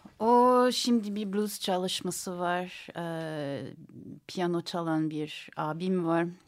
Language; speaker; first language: Turkish; non-native, fluent; English